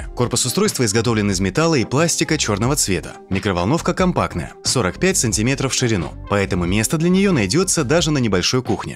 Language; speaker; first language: Russian; native; Russian